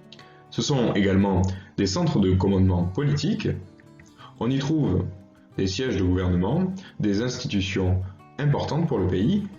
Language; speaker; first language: French; native; French